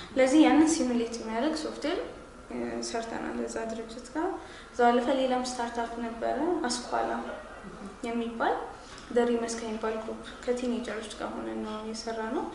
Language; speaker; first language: Amharic; native; Amharic